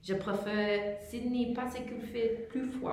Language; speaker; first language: French; non-native, learner; English